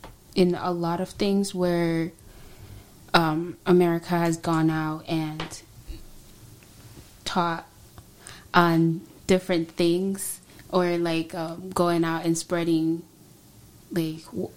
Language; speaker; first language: English; non-native, local second language; Swahili